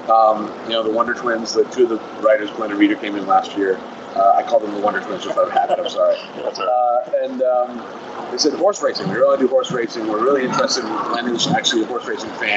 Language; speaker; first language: English; native; English